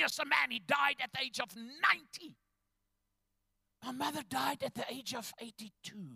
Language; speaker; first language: English; non-native, local second language; Afrikaans